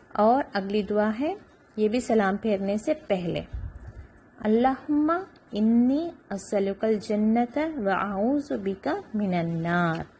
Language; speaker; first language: Urdu; native; Urdu